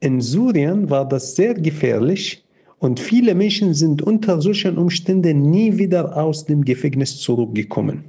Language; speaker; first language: German; non-native, fluent; Arabic